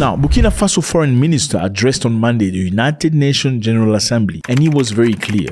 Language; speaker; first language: English; non-native, fluent; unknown